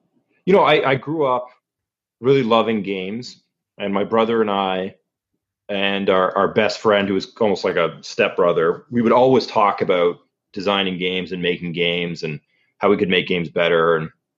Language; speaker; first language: English; native; English